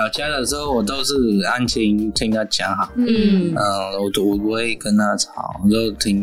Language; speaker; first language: Chinese; non-native, fluent; Vietnamese